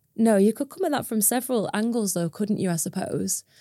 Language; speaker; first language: English; native; English